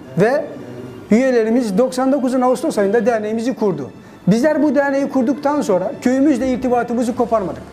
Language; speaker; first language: Turkish; native; Turkish